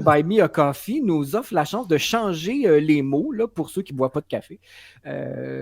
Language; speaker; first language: French; native; French